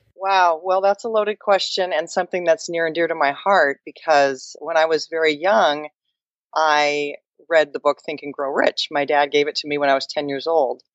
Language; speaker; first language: English; native; English